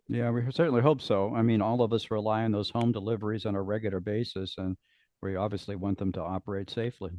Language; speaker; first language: English; native; English